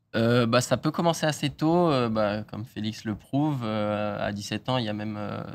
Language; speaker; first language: French; native; French